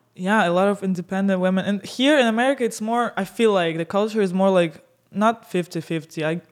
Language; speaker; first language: English; non-native, fluent; Russian